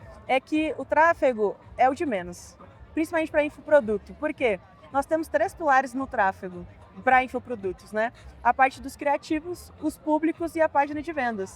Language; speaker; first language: Portuguese; native; Portuguese